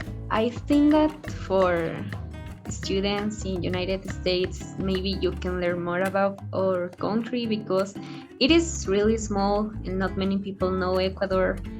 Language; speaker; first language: English; non-native, fluent; Spanish